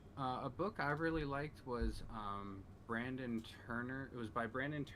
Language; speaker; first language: English; native; English